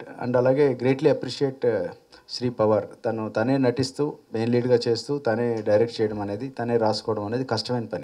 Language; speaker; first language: Telugu; native; Telugu